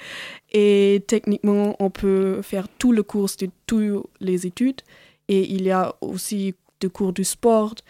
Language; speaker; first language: French; non-native, learner; German